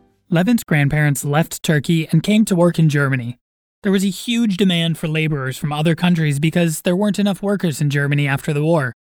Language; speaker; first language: English; native; English